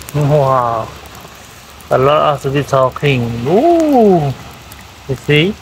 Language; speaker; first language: English; non-native, learner; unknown